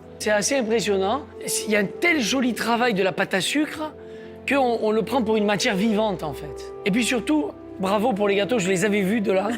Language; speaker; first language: French; native; French